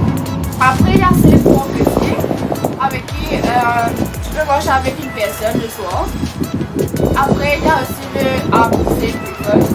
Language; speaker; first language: French; non-native, local second language; Morisyen